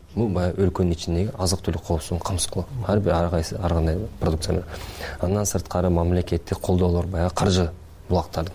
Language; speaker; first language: Kyrgyz; native; Kyrgyz